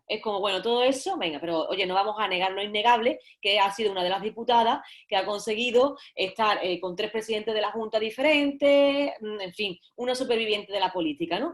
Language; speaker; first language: Spanish; native; Spanish